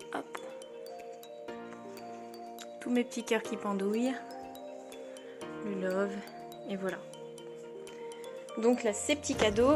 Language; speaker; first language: French; native; French